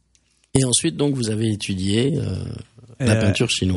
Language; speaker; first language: French; native; French